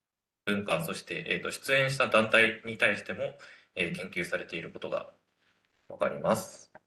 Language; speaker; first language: Japanese; native; Japanese